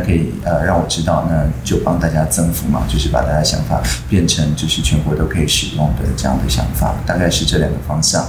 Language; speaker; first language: Chinese; native; Chinese